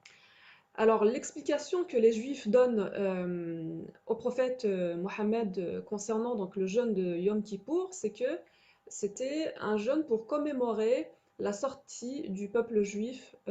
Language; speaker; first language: French; native; French